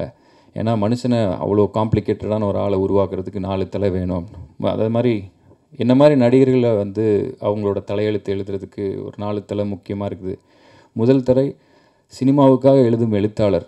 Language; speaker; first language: Tamil; native; Tamil